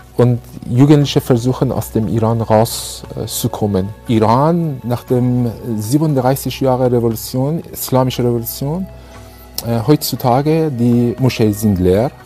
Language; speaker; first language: German; non-native, fluent; Persian